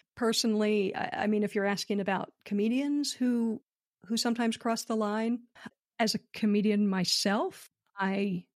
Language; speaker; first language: English; native; English